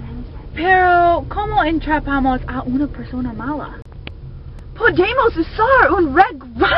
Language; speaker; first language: Spanish; non-native, learner; English